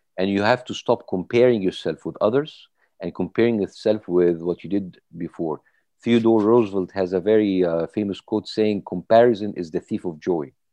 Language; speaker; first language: English; non-native, fluent; Arabic